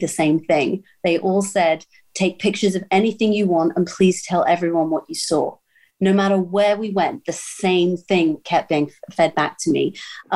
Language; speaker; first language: English; native; English